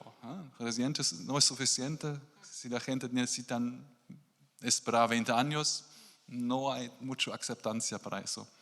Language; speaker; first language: Spanish; non-native, learner; German